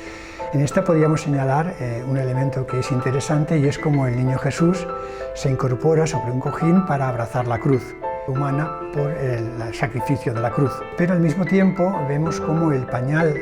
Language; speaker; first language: Spanish; native; Spanish